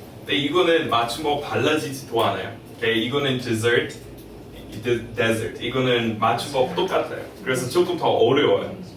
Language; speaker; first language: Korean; non-native, fluent; English